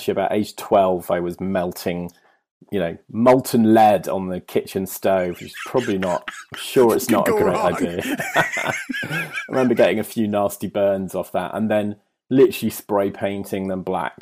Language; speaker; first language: English; native; English